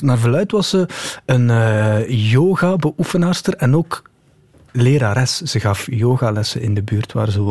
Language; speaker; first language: Dutch; native; Dutch